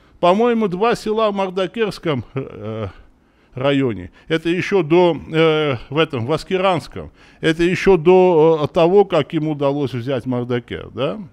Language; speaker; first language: Russian; non-native, local second language; Armenian